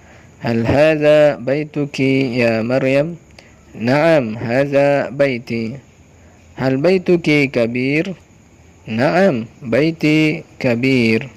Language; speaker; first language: Arabic; non-native, learner; Indonesian